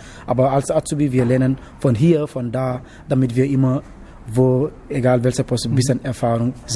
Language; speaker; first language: German; non-native, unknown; Wolof